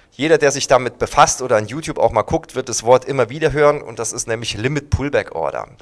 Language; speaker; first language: German; native; German